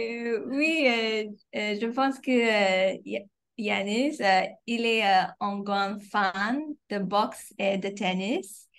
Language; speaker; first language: French; non-native, fluent; English